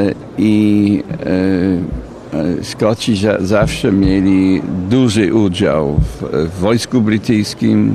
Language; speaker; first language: Polish; non-native, fluent; English